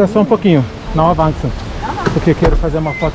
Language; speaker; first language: Portuguese; non-native, fluent; German